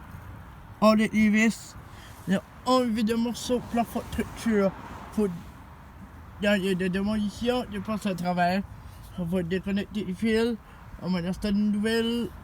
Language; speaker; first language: French; non-native, learner; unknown